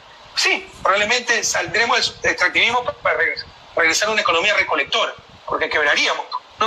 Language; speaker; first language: Spanish; native; Spanish